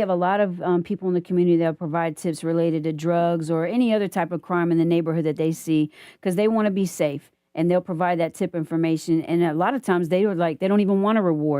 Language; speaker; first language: English; native; English